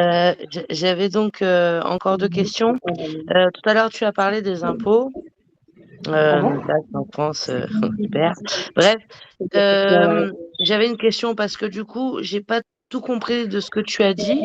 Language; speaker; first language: French; native; French